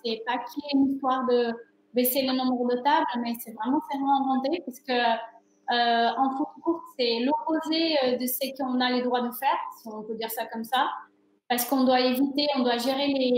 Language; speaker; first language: French; non-native, fluent; Portuguese